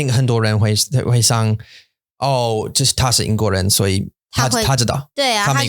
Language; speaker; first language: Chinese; non-native, learner; English